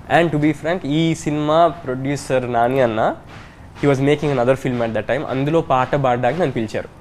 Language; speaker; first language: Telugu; early bilingual, heritage; Telugu